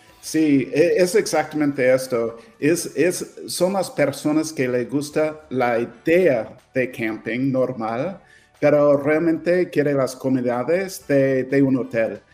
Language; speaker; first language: Spanish; non-native, fluent; English